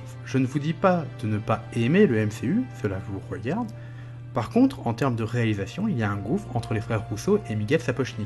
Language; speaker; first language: French; native; French